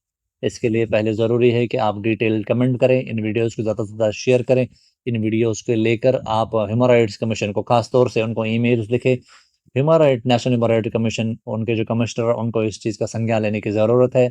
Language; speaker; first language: Hindi; native; Hindi